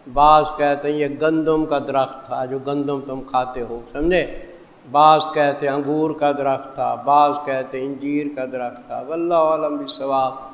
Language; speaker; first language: Urdu; non-native, local second language; Saraiki